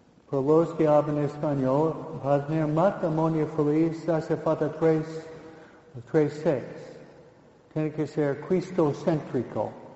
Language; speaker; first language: Spanish; non-native, fluent; English